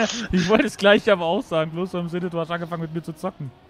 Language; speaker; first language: German; native; German